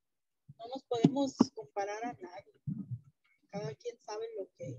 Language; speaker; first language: Spanish; native; Spanish